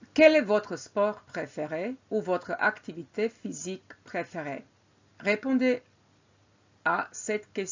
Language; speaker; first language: French; non-native, fluent; Croatian